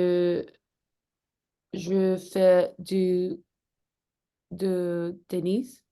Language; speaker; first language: French; non-native, learner; Spanish